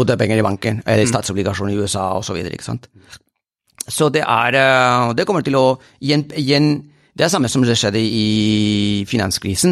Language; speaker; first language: Norwegian; non-native, fluent; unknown